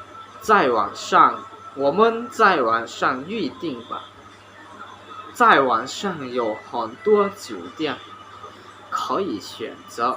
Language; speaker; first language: Chinese; non-native, learner; Hmong